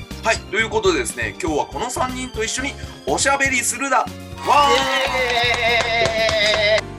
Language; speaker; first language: Japanese; native; Japanese